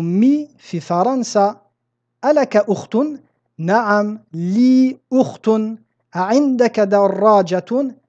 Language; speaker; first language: Arabic; non-native, fluent; French